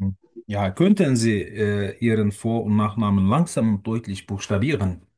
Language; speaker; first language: German; non-native, fluent; Turkish